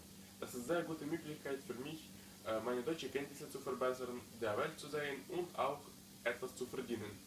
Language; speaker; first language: German; non-native, learner; Ukrainian